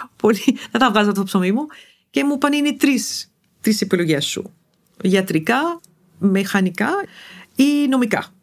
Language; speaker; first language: Greek; non-native, fluent; Arabic